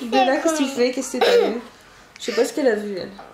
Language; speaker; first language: French; native; French